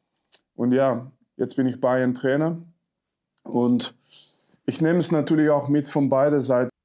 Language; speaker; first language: German; non-native, fluent; French